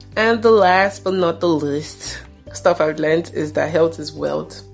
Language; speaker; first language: English; non-native, local second language; Yoruba